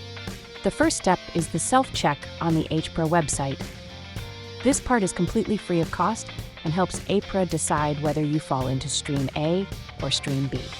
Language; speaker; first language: English; non-native, local second language; Punjabi